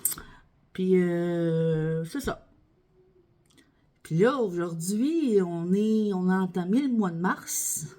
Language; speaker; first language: French; native; French